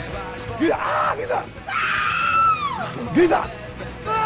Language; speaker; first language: Spanish; native; Spanish